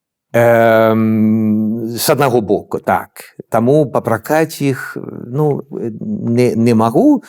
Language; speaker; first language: Russian; non-native, fluent; Swedish